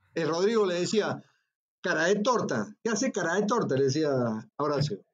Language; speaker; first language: Spanish; native; Spanish